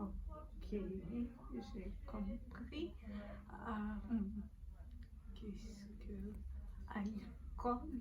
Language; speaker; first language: French; non-native, learner; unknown